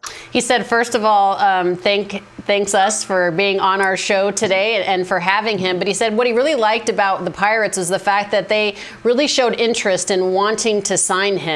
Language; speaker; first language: English; native; English